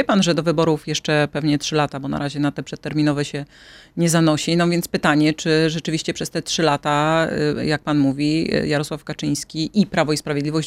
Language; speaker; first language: Polish; native; Polish